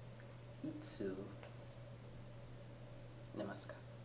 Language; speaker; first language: Japanese; non-native, learner; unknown